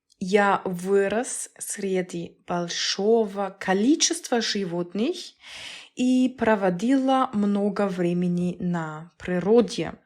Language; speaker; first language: Russian; non-native, learner; German